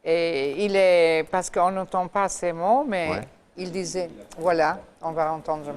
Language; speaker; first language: French; non-native, fluent; Albanian